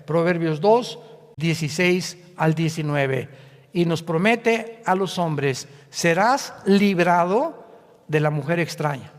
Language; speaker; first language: Spanish; native; Spanish